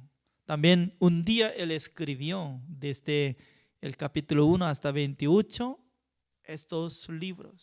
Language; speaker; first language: Spanish; non-native, fluent; Korean